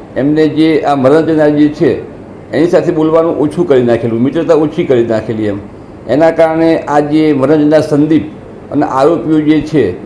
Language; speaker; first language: Gujarati; native; Gujarati